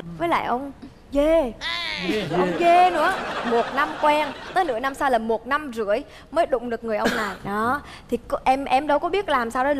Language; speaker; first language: Vietnamese; early bilingual, heritage; Vietnamese